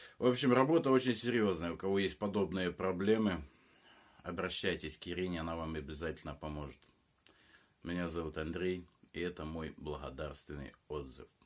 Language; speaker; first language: Russian; native; Russian